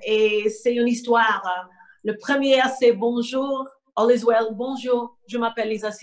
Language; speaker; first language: French; non-native, learner; English